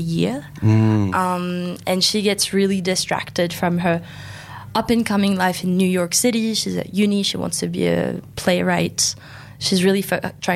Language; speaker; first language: English; non-native, fluent; French